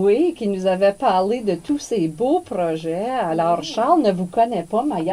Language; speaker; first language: French; native; French